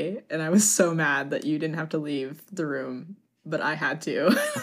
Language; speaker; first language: English; native; English